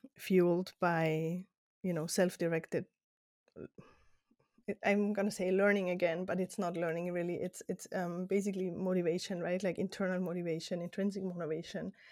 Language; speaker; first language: English; non-native, fluent; German